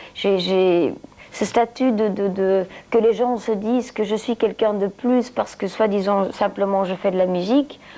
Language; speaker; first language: French; non-native, local second language; Dutch